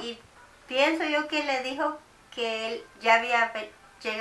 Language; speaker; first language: Spanish; native; Spanish